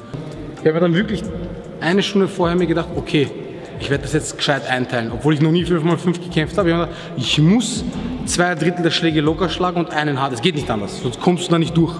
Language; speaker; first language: German; native; German